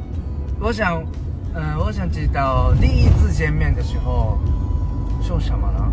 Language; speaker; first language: Chinese; non-native, learner; Japanese